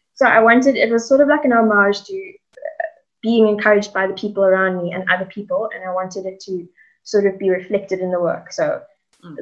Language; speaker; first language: English; native; English